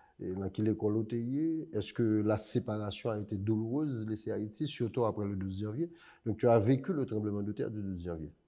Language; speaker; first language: French; non-native, local second language; Haitian Creole